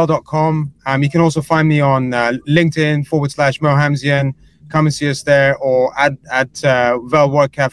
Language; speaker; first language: English; native; English